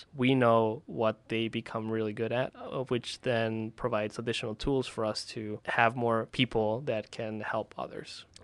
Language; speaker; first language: English; early bilingual, other home language; Spanish